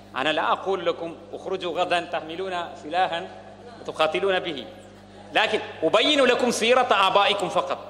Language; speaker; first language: Arabic; non-native, fluent; Malayalam